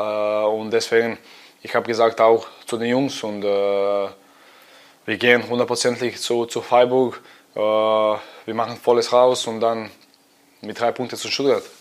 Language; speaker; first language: German; non-native, fluent; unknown